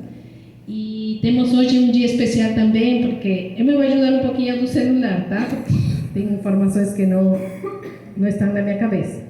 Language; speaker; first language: Portuguese; non-native, fluent; Spanish